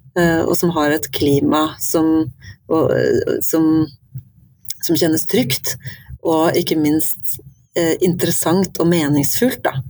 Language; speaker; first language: Norwegian; native; Norwegian